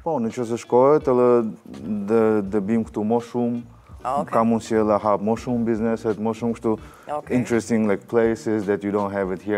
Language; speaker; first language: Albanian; non-native, learner; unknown